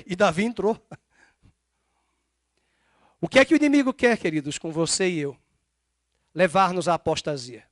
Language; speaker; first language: Portuguese; native; Portuguese